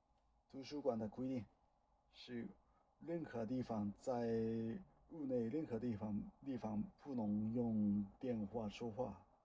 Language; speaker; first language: Chinese; non-native, learner; Japanese